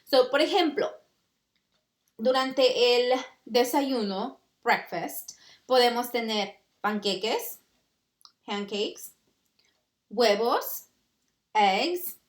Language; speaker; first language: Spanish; early bilingual, heritage; Spanish